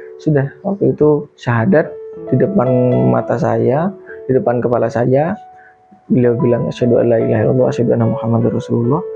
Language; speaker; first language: Indonesian; non-native, local second language; Madurese